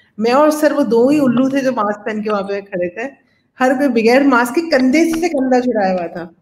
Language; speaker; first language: Urdu; native; Urdu